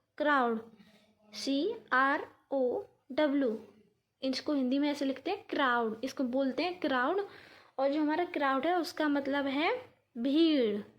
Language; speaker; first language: Hindi; native; Hindi